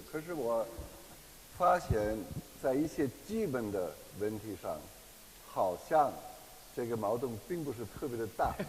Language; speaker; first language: Chinese; non-native, fluent; German